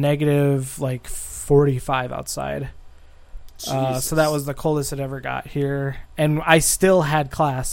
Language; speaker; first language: English; native; English